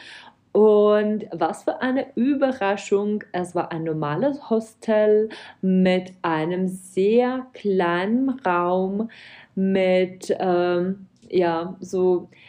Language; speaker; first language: German; non-native, fluent; Czech